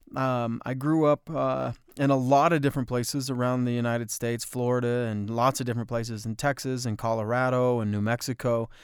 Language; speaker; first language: English; native; English